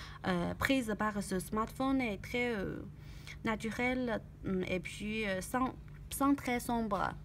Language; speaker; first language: French; non-native, learner; Chinese